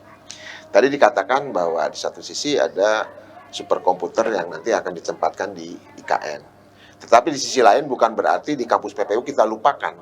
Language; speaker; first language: Indonesian; native; Indonesian